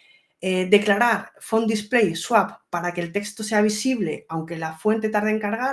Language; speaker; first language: Spanish; native; Spanish